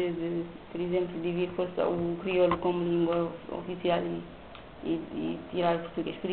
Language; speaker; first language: Portuguese; non-native, local second language; Kabuverdianu